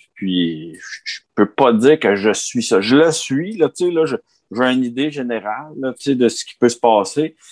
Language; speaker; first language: French; native; French